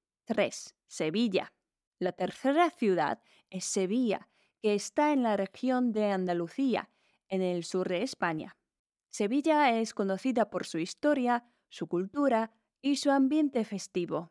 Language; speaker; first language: Spanish; non-native, fluent; Polish